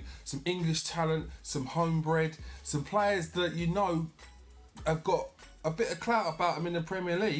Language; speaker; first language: English; native; English